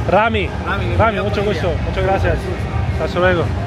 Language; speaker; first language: Spanish; non-native, learner; Arabic